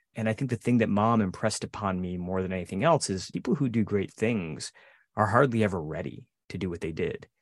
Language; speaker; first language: English; native; English